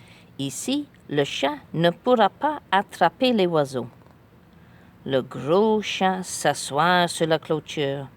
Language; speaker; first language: French; non-native, fluent; English